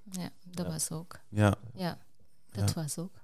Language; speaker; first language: Dutch; non-native, fluent; Rundi